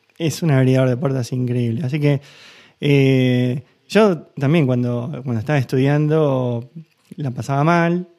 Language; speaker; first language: Spanish; native; Spanish